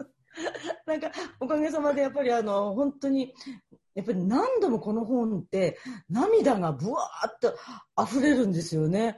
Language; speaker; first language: Japanese; native; Japanese